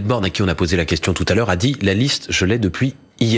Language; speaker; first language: French; native; French